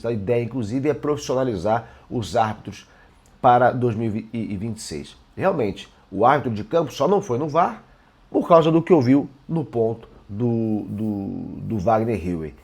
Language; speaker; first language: Portuguese; native; Portuguese